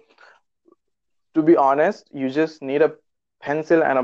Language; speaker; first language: English; non-native, local second language; Urdu